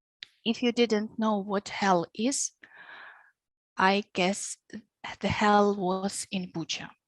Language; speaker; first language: English; non-native, fluent; Ukrainian